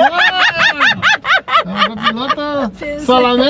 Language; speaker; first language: Spanish; non-native, learner; Portuguese